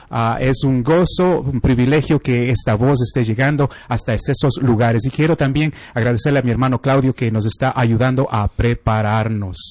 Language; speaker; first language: Spanish; native; Spanish